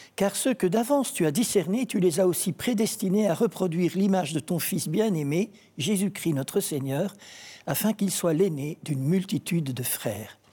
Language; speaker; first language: French; native; French